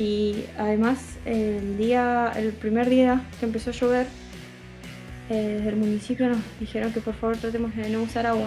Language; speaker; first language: Spanish; native; Spanish